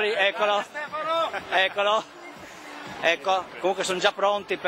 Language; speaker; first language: Italian; native; Italian